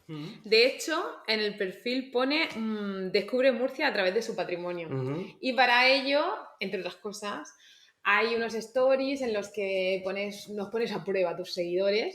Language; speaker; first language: Spanish; native; Spanish